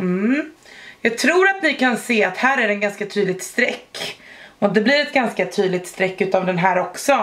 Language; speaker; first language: Swedish; native; Swedish